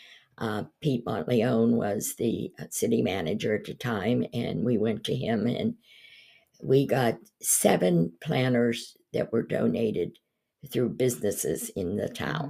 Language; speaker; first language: English; native; English